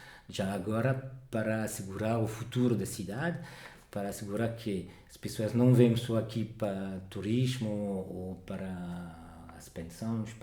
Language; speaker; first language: Portuguese; non-native, fluent; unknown